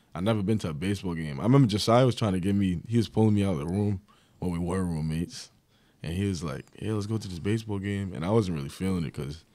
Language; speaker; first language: English; native; English